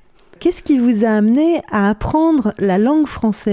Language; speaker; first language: French; native; French